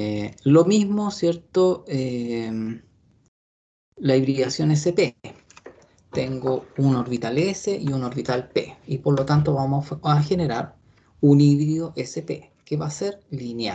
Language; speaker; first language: Spanish; native; Spanish